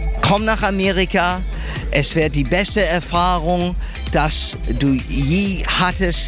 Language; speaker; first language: German; non-native, learner; English